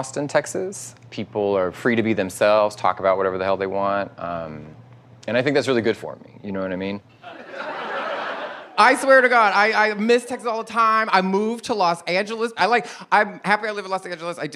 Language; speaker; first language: English; native; English